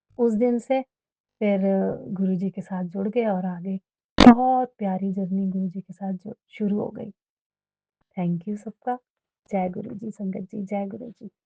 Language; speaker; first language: Hindi; native; Hindi